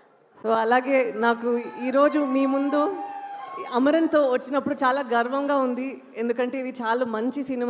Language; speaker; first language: Telugu; non-native, local second language; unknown